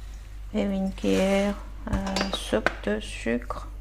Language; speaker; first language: French; non-native, fluent; Korean